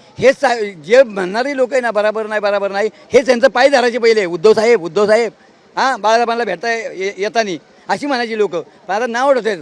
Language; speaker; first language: Marathi; native; Marathi